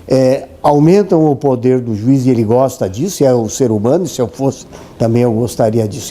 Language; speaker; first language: Portuguese; native; Portuguese